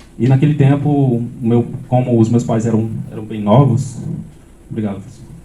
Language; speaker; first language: Portuguese; non-native, local second language; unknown